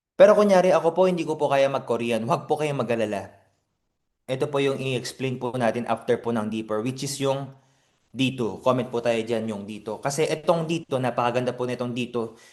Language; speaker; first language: Filipino; non-native, fluent; Korean